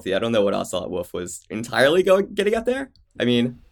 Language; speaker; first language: English; native; English